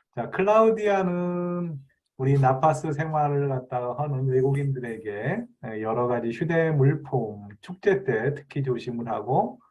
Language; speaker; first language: Korean; native; Korean